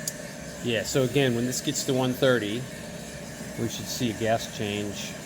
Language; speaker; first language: English; native; English